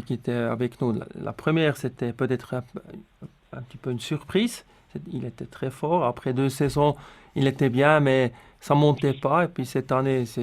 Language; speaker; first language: French; non-native, local second language; Swiss German